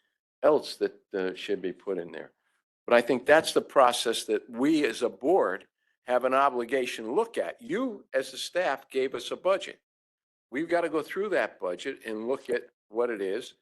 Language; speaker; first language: English; native; English